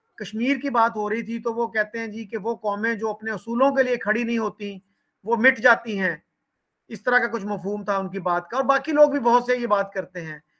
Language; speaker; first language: Urdu; non-native, local second language; Punjabi